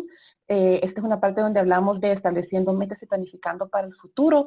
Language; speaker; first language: Spanish; native; Spanish